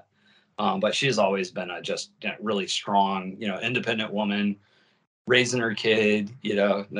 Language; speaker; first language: English; native; English